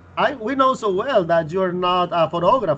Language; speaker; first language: English; non-native, fluent; Spanish